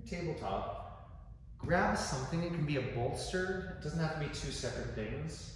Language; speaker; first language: English; native; English